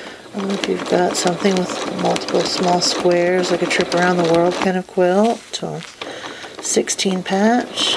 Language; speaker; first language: English; native; English